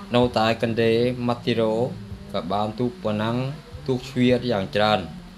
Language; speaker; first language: Khmer; non-native, local second language; Vietnamese